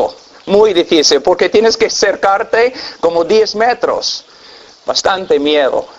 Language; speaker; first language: Spanish; non-native, fluent; English